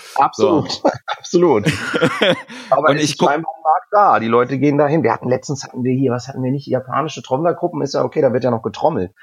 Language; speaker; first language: German; native; German